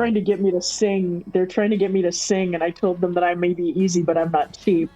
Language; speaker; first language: English; native; English